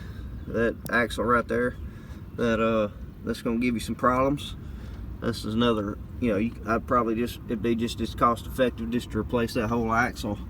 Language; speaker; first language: English; native; English